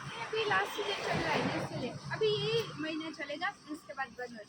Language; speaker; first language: Hindi; non-native, local second language; Nepali